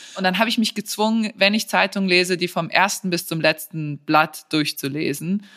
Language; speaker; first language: German; early bilingual, other home language; Serbian